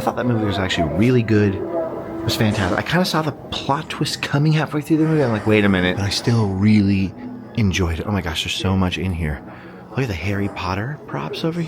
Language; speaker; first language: English; native; English